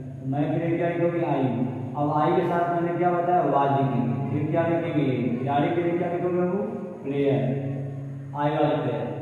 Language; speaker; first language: Hindi; native; Hindi